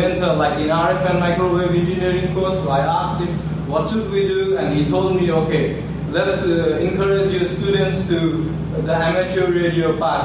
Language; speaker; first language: English; non-native, local second language; Nepali